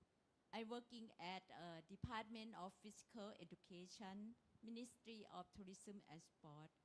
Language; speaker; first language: English; non-native, learner; Thai